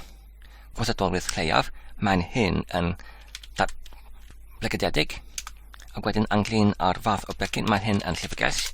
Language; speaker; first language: Welsh; non-native, learner; English